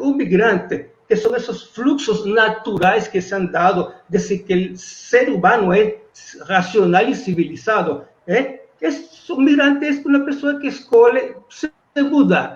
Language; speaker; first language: Portuguese; non-native, fluent; Spanish